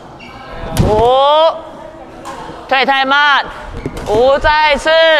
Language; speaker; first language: Chinese; native; Chinese